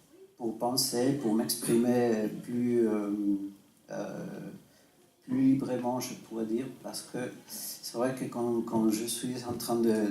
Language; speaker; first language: French; non-native, fluent; Spanish